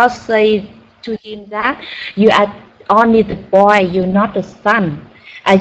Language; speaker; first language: English; non-native, learner; Vietnamese